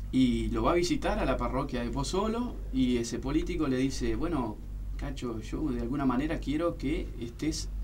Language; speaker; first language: Spanish; native; Spanish